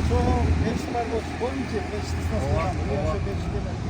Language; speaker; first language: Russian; non-native, local second language; Kyrgyz